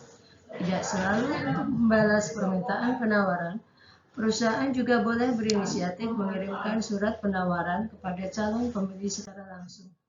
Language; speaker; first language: Indonesian; native; Indonesian